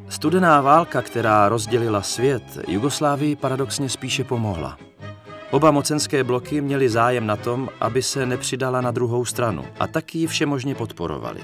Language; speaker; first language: Czech; native; Czech